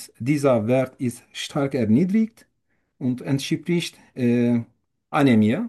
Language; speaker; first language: German; non-native, learner; Turkish